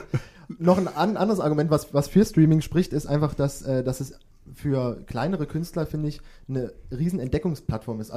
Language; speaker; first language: German; native; German